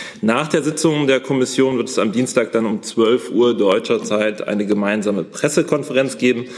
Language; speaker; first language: German; native; German